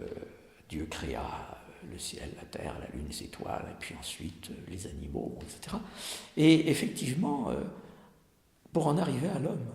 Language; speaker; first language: French; native; French